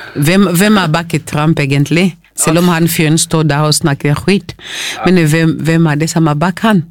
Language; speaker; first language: Norwegian; non-native, fluent; Swahili